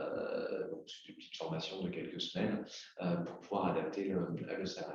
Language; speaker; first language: French; native; French